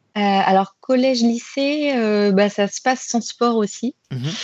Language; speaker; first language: French; native; French